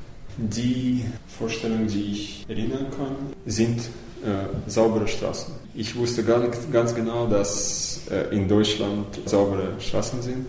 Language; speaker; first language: German; early bilingual, other home language; Russian